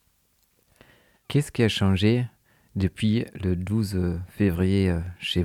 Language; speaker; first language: French; non-native, fluent; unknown